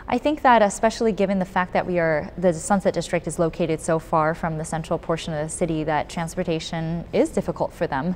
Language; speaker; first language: English; native; English